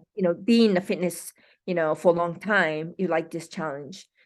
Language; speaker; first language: English; non-native, fluent; Japanese